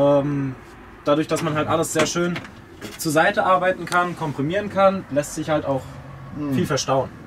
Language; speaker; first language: German; native; German